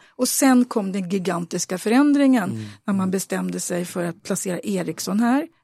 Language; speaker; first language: Swedish; native; Swedish